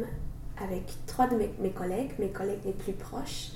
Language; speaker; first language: French; non-native, learner; English